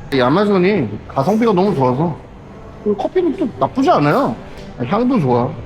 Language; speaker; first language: Korean; native; Korean